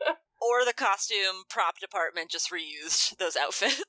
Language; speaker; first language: English; native; English